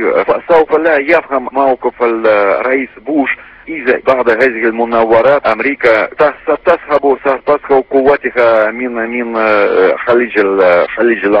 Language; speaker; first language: Arabic; non-native, fluent; Russian